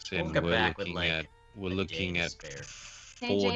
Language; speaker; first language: English; native; English